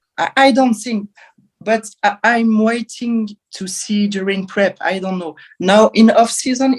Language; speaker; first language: English; non-native, learner; French